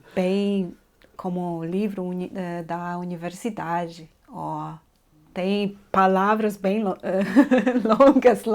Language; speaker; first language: Portuguese; non-native, learner; Polish